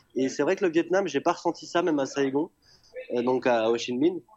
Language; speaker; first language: French; native; French